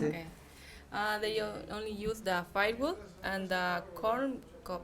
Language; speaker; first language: English; non-native, fluent; Spanish